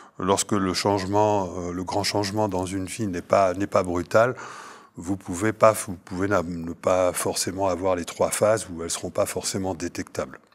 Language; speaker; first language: French; native; French